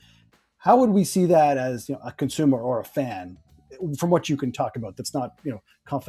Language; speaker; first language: English; native; English